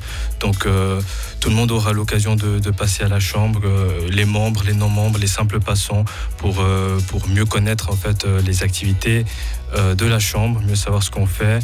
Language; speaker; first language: French; native; French